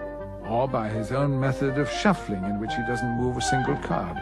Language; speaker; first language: English; native; English